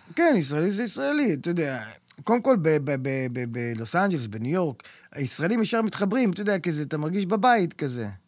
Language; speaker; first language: Hebrew; early bilingual, heritage; Hebrew